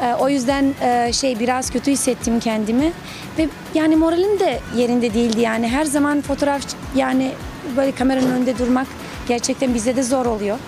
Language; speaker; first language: Turkish; non-native, fluent; Serbian